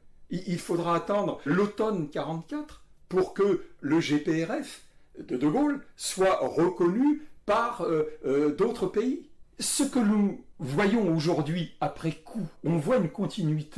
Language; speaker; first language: French; native; French